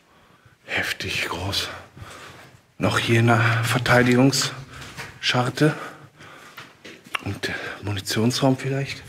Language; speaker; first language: German; native; German